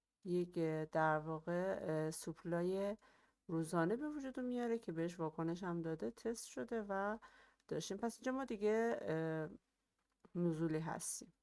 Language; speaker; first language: Persian; native; Persian